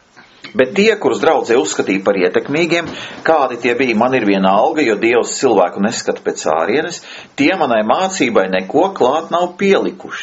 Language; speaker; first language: Latvian; native; Latvian